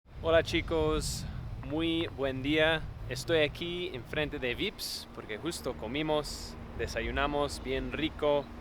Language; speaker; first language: Spanish; non-native, fluent; English